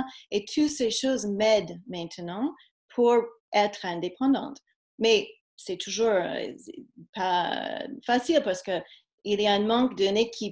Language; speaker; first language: French; non-native, fluent; English